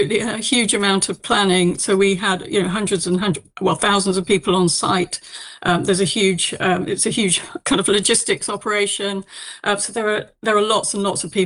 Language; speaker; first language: English; native; English